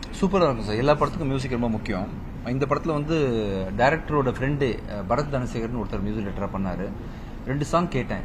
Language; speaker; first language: Tamil; native; Tamil